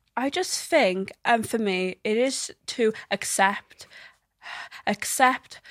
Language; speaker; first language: English; native; English